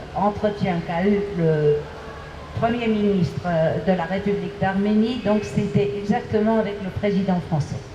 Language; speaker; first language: French; non-native, fluent; Armenian